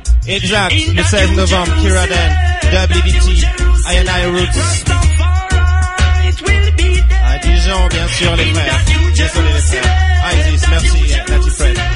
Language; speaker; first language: French; native; French